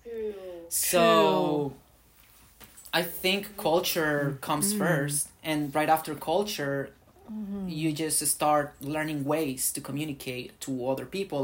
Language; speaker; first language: English; non-native, fluent; Spanish